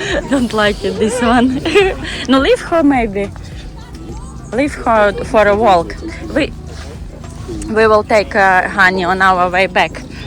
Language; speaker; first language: English; non-native, learner; Ukrainian